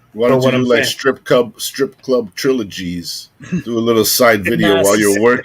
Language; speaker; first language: English; native; English